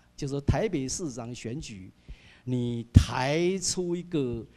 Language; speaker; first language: Chinese; native; Chinese